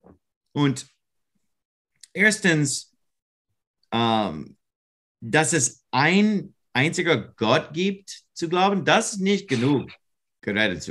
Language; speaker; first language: German; non-native, fluent; English